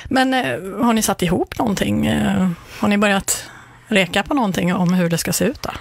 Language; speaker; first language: Swedish; native; Swedish